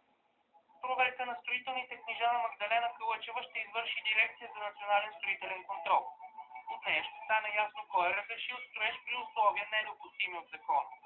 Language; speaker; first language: Bulgarian; native; Bulgarian